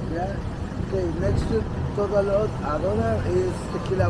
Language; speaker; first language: English; non-native, learner; Spanish